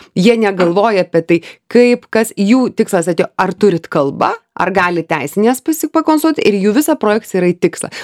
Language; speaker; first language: Lithuanian; native; Lithuanian